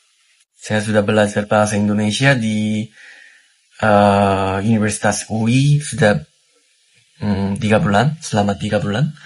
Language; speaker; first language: Indonesian; non-native, learner; Korean